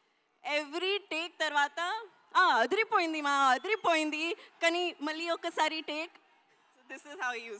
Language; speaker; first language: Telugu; non-native, learner; Hindi